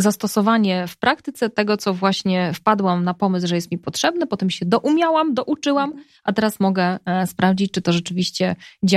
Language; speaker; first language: Polish; native; Polish